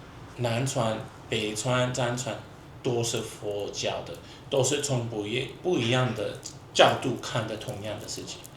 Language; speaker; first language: Chinese; non-native, fluent; English